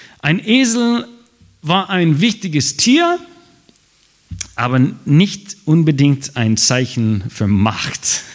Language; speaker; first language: German; non-native, fluent; English